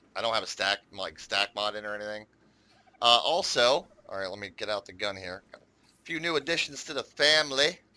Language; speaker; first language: English; native; English